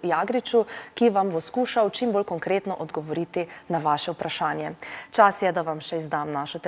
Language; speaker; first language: Slovenian; native; Slovenian